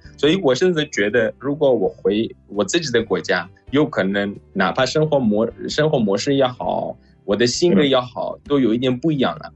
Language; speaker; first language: Chinese; non-native, fluent; Persian